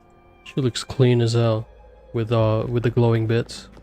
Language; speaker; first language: English; native; English